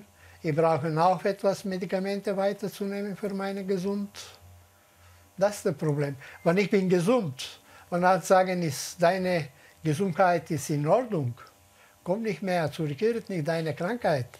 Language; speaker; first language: German; non-native, learner; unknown